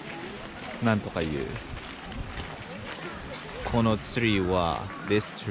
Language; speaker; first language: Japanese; non-native, learner; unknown